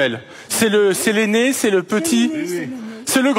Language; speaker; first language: French; native; French